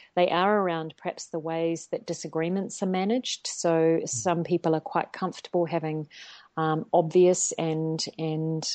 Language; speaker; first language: English; native; English